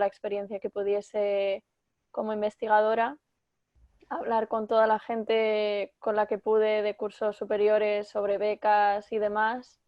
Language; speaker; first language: Spanish; native; Spanish